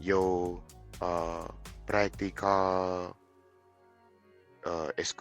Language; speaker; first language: Spanish; non-native, learner; English